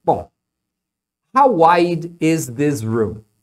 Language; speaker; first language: English; non-native, fluent; Portuguese